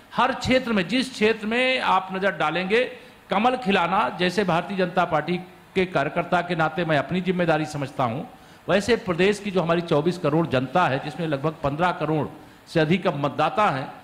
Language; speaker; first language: Hindi; native; Hindi